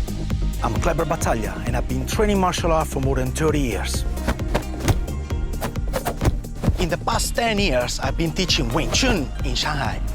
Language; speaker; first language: English; non-native, fluent; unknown